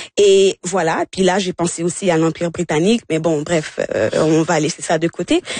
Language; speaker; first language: French; early bilingual, other home language; Haitian Creole